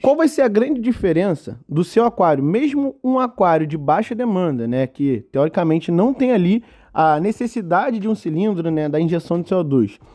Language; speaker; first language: Portuguese; native; Portuguese